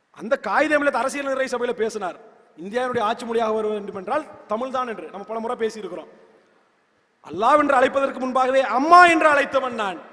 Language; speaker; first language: Tamil; native; Tamil